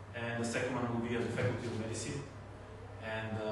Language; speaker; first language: English; non-native, fluent; Macedonian